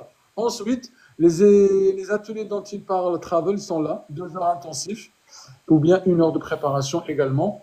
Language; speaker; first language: French; native; French